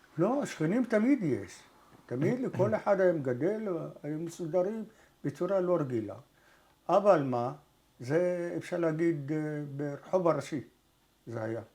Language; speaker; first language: Hebrew; early bilingual, other home language; Arabic